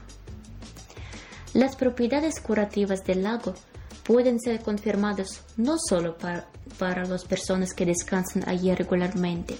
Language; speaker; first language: Spanish; non-native, fluent; Ukrainian